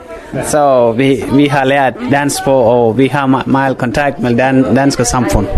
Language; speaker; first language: Danish; non-native, fluent; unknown